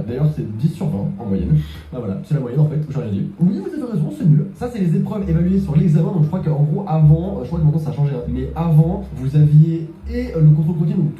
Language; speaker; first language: French; native; French